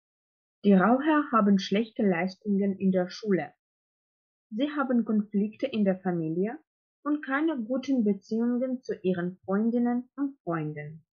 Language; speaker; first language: German; non-native, fluent; Russian